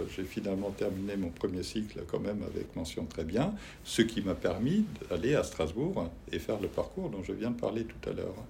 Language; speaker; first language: French; non-native, fluent; German